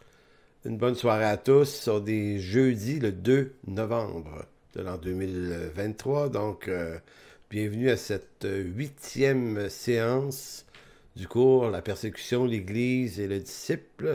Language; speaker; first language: French; native; French